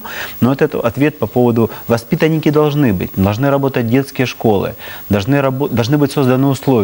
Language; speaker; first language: Russian; native; Russian